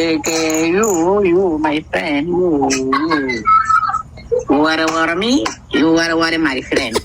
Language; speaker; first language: English; non-native, learner; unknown